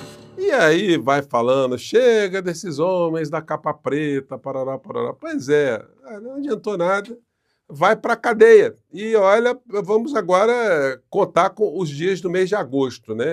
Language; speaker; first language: Portuguese; native; Portuguese